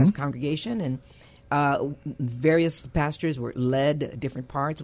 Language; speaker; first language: English; early bilingual, other home language; Spanish